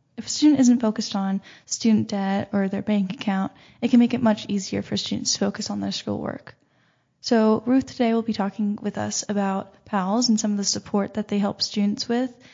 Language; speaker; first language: English; native; English